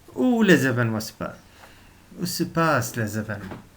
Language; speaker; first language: French; non-native, local second language; Arabic